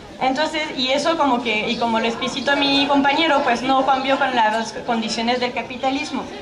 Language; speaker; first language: Spanish; non-native, fluent; French